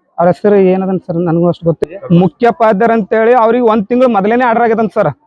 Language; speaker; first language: Kannada; native; Kannada